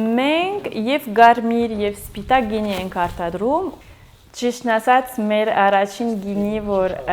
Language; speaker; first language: Armenian; early bilingual, heritage; Armenian